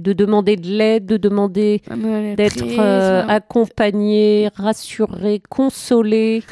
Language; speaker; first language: French; native; French